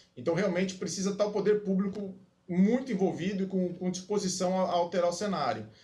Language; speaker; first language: Portuguese; native; Portuguese